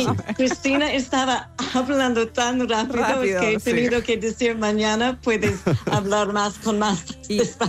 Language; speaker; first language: Spanish; non-native, learner; English